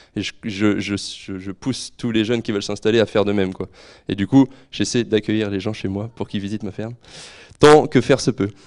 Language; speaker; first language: French; native; French